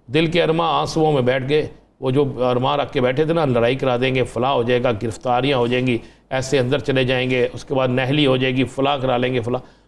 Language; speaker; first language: Urdu; non-native, local second language; Punjabi